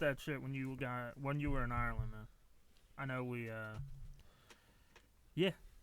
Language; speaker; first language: English; native; English